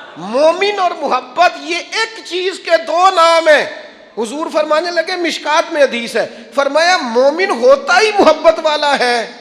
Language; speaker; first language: Urdu; non-native, local second language; Punjabi